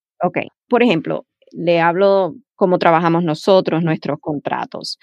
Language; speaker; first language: Spanish; early bilingual, heritage; Spanish